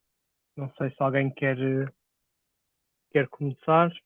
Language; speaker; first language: Portuguese; native; Portuguese